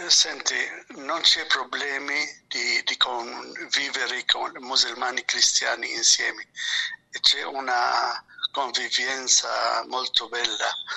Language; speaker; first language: Italian; non-native, fluent; Arabic